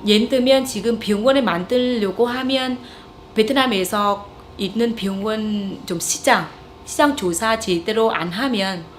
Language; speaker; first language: Korean; non-native, fluent; Vietnamese